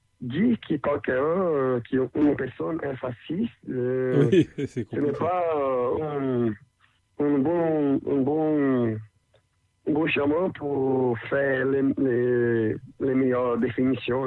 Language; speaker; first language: French; non-native, learner; Portuguese